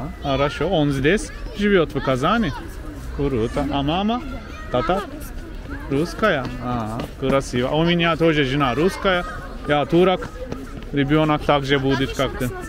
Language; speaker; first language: Russian; non-native, learner; Turkish